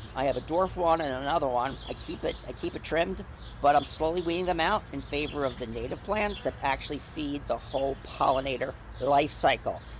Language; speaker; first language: English; native; English